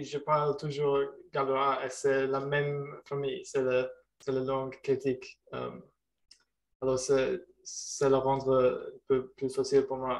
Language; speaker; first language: French; non-native, learner; German